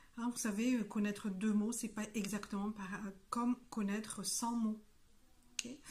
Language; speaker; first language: French; non-native, local second language; Malagasy